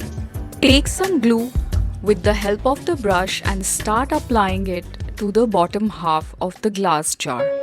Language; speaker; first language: English; non-native, local second language; Hindi